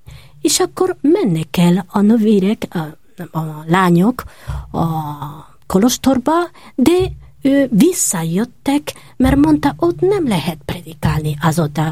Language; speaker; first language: Hungarian; non-native, learner; Spanish